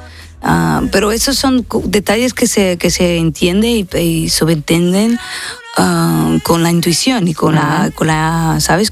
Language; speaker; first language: Spanish; non-native, fluent; Portuguese